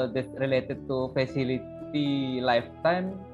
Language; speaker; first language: English; non-native, fluent; Indonesian